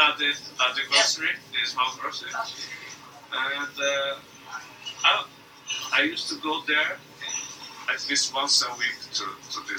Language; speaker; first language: English; non-native, fluent; Portuguese